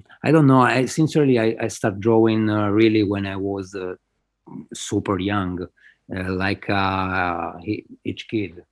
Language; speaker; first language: English; non-native, fluent; Spanish